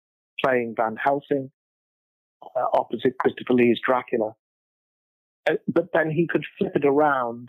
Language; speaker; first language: English; native; English